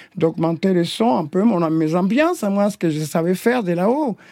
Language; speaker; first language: French; non-native, fluent; Spanish